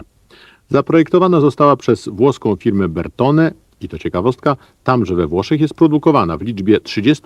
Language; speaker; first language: Polish; native; Polish